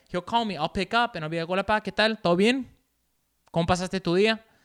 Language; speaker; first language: Spanish; early bilingual, other home language; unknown